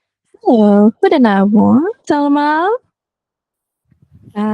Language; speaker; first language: Dutch; non-native, fluent; Indonesian